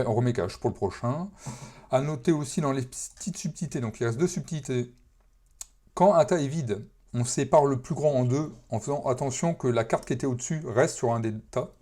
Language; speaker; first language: French; native; French